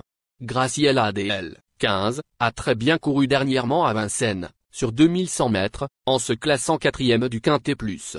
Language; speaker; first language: French; native; French